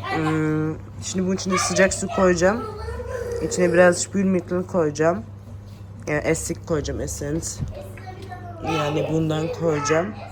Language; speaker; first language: Turkish; early bilingual, heritage; Turkish